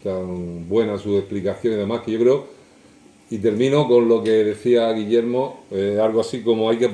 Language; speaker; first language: Spanish; native; Spanish